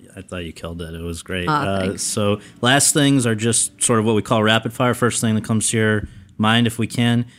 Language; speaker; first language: English; native; English